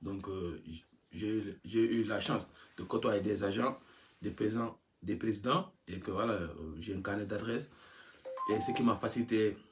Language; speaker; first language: French; non-native, local second language; Wolof